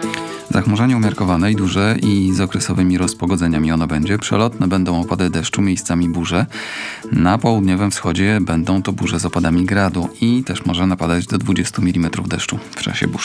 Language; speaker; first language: Polish; native; Polish